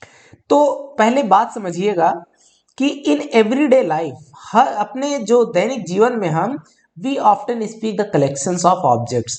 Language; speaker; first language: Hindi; native; Hindi